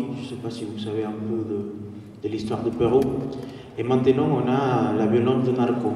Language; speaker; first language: French; non-native, fluent; Spanish